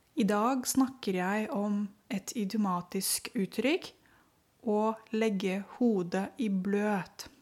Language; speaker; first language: Norwegian; non-native, fluent; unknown